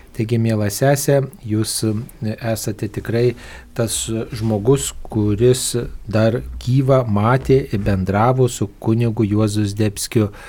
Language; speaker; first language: Lithuanian; native; Lithuanian